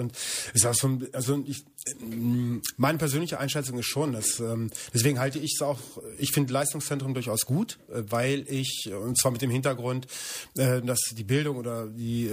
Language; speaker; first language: German; native; German